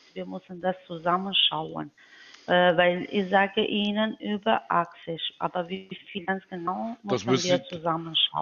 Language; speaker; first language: German; non-native, learner; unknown